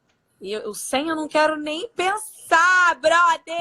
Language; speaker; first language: Portuguese; native; Portuguese